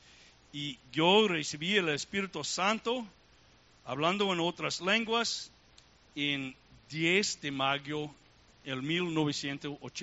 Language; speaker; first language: Spanish; non-native, learner; English